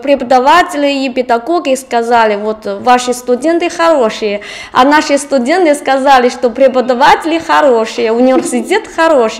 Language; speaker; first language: Russian; non-native, fluent; Chinese